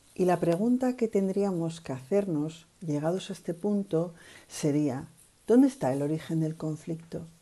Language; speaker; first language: Spanish; native; Spanish